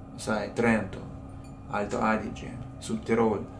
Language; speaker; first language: Italian; non-native, learner; Russian